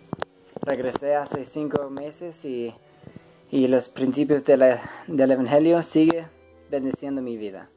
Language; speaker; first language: Spanish; non-native, fluent; English